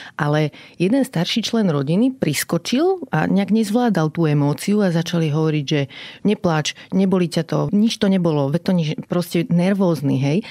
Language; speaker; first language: Slovak; native; Slovak